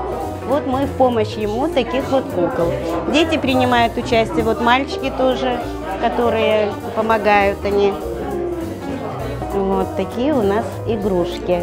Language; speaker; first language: Russian; native; Russian